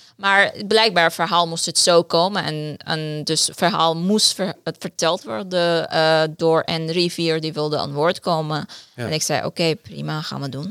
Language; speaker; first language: Dutch; non-native, fluent; Persian